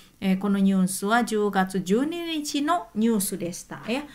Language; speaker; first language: Japanese; non-native, fluent; Indonesian